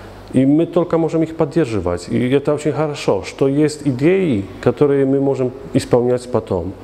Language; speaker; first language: Russian; non-native, fluent; Polish